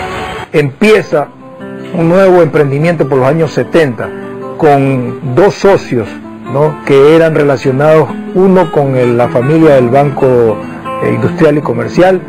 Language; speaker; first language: Spanish; native; Spanish